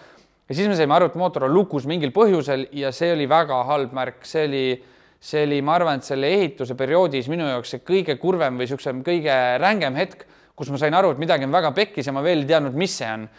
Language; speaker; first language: Estonian; native; Estonian